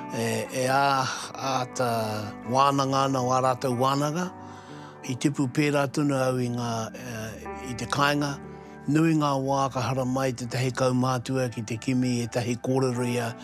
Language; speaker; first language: Māori; non-native, local second language; English